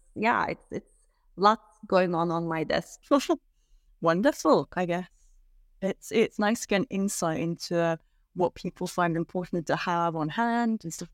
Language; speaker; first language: English; non-native, fluent; Turkish